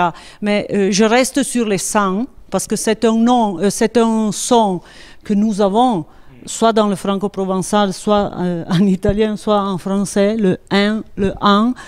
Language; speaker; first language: French; non-native, local second language; Italian